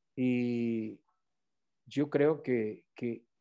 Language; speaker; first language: Spanish; native; Spanish